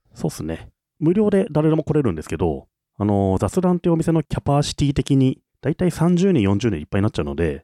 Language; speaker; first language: Japanese; native; Japanese